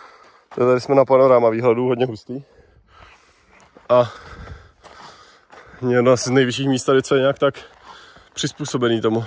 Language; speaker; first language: Czech; native; Czech